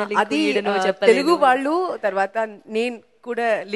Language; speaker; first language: Telugu; non-native, local second language; Tamil